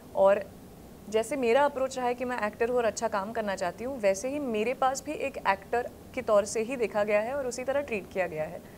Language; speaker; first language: Hindi; non-native, local second language; Marathi